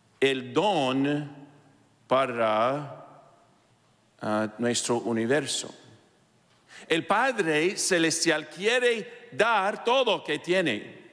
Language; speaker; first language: Spanish; non-native, fluent; English